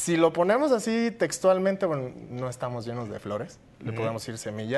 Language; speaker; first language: Spanish; native; Spanish